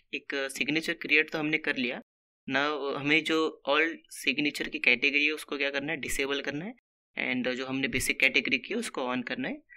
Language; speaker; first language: Hindi; non-native, local second language; Marathi